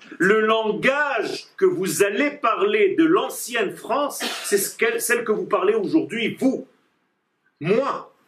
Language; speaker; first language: French; non-native, fluent; Hebrew